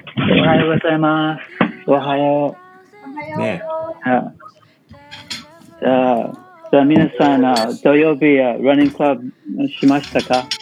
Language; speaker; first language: Japanese; non-native, learner; English